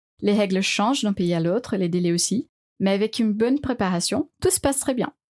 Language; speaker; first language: French; non-native, fluent; Portuguese